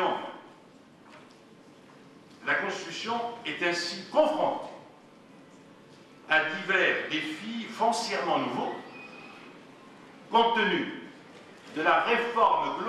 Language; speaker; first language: French; non-native, local second language; Arabic